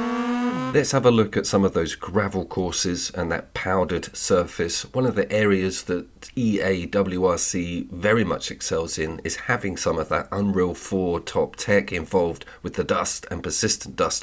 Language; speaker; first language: English; native; English